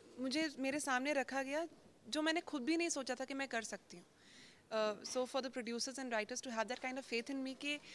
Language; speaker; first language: Hindi; native; Hindi